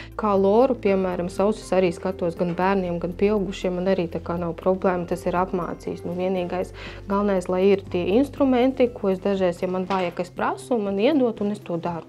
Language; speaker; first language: Latvian; native; Latvian